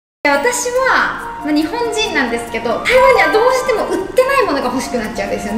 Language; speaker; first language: Japanese; native; Japanese